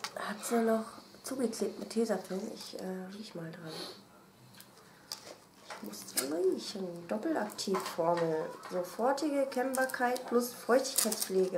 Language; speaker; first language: German; native; German